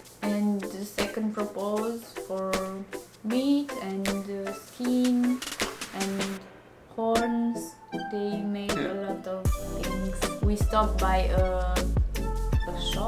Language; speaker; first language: English; non-native, learner; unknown